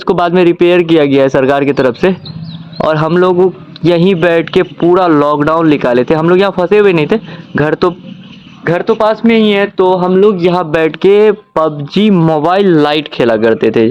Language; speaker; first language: Hindi; native; Hindi